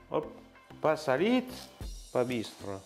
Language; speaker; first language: Russian; non-native, learner; French